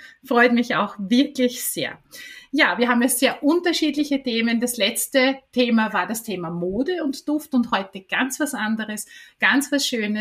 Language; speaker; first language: German; native; German